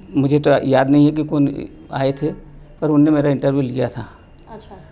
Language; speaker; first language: Hindi; native; Hindi